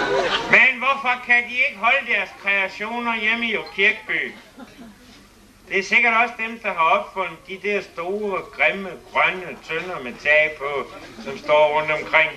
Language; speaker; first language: Danish; native; Danish